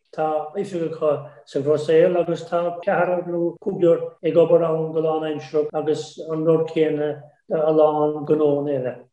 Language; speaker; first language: Irish; native; Irish